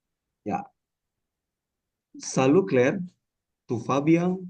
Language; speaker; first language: French; non-native, learner; Indonesian